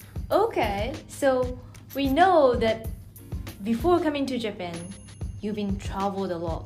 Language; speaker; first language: English; non-native, fluent; Japanese